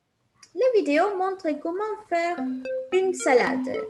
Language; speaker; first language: French; non-native, fluent; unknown